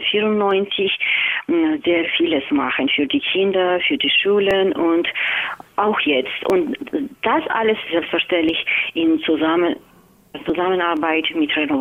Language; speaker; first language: German; non-native, fluent; Georgian